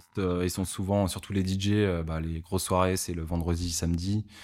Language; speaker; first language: French; native; French